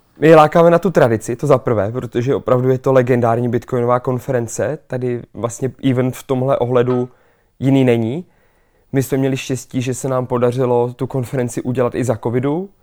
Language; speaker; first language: Czech; native; Czech